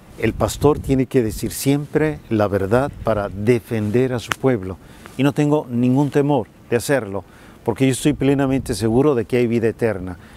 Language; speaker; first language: Spanish; native; Spanish